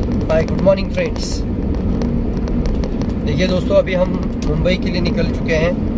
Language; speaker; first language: Hindi; non-native, local second language; Marathi